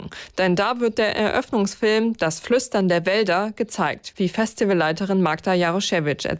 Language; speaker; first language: German; native; German